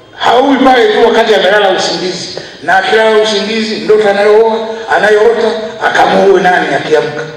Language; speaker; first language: Swahili; native; Swahili